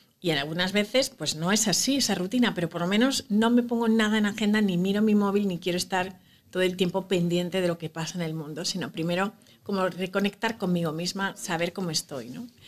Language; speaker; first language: Spanish; native; Spanish